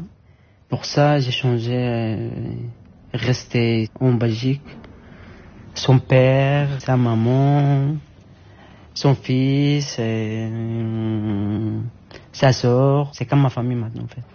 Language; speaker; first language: French; non-native, learner; Arabic